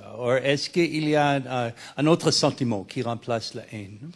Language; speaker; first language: French; non-native, fluent; English